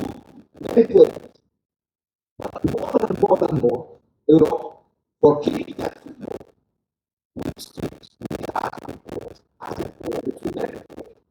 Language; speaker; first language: English; non-native, learner; Portuguese